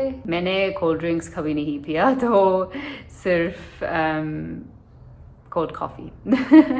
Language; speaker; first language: Hindi; non-native, learner; English